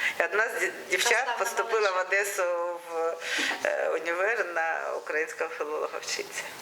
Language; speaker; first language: Ukrainian; non-native, local second language; Russian